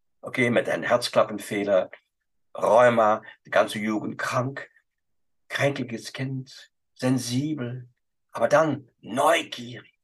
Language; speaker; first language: German; non-native, fluent; French